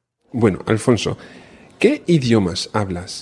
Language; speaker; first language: Spanish; non-native, fluent; English